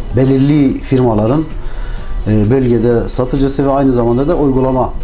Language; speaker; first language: Turkish; native; Turkish